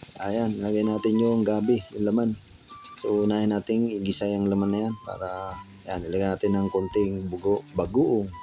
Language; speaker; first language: Filipino; non-native, local second language; Bikol